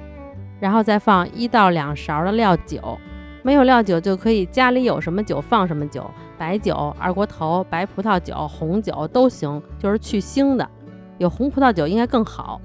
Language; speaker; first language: Chinese; native; Chinese